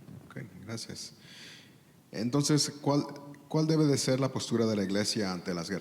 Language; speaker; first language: Spanish; early bilingual, heritage; Spanish